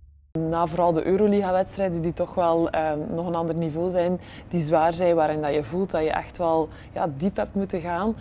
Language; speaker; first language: Dutch; native; Dutch